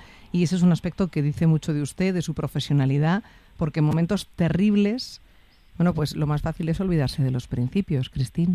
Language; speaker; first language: Spanish; native; Spanish